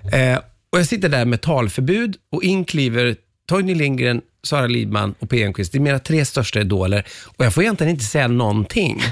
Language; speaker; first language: Swedish; native; Swedish